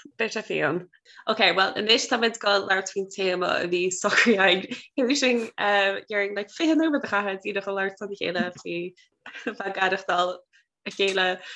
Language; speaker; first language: Irish; native; Irish